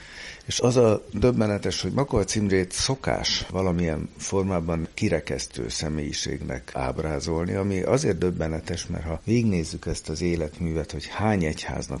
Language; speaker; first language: Hungarian; native; Hungarian